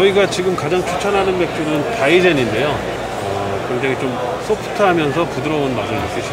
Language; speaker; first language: Korean; native; Korean